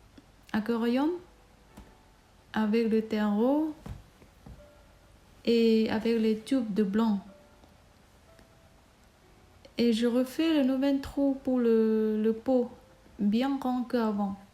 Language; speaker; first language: French; non-native, learner; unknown